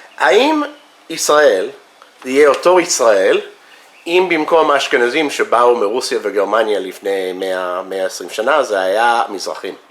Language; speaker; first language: Hebrew; non-native, fluent; English